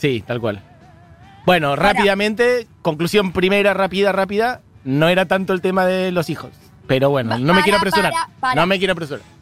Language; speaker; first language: Spanish; native; Spanish